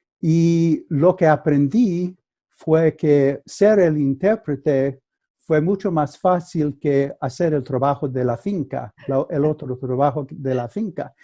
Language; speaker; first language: Spanish; non-native, fluent; English